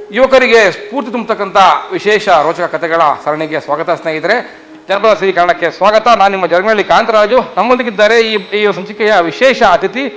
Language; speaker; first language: Kannada; native; Kannada